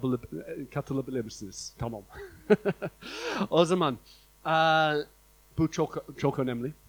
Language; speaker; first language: Turkish; non-native, fluent; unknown